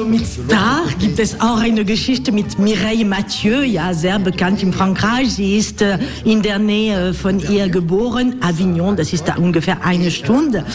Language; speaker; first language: German; non-native, learner; French